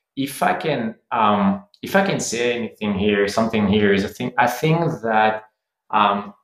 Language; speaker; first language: English; non-native, fluent; French